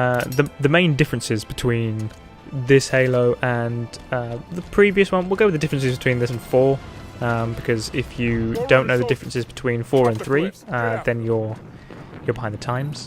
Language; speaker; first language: English; native; English